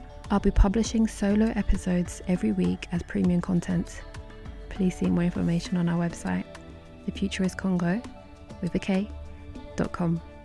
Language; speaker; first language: English; native; English